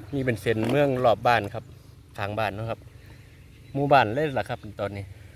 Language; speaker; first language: Thai; native; Thai